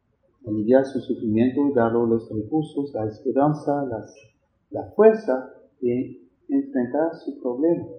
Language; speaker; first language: Spanish; non-native, fluent; French